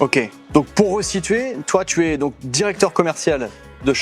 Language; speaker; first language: French; native; French